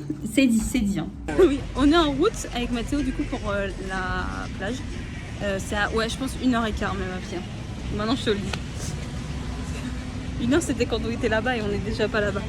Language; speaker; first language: French; native; French